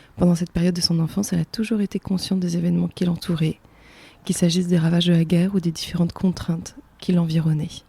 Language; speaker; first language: French; native; French